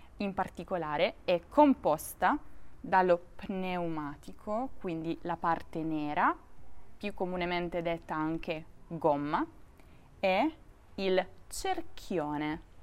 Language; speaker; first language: Italian; native; Italian